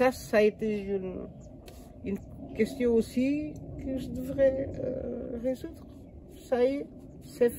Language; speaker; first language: French; non-native, learner; Portuguese